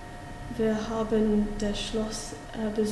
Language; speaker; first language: German; non-native, learner; English